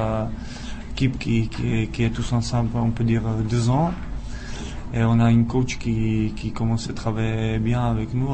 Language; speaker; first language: French; non-native, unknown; Czech